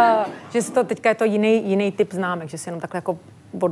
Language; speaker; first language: Czech; native; Czech